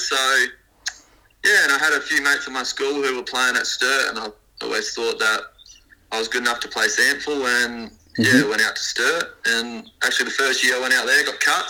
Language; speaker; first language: English; native; English